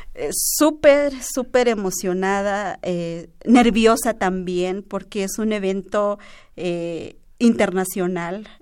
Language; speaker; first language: Spanish; non-native, local second language; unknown